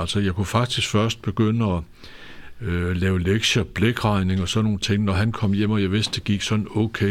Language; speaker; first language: Danish; native; Danish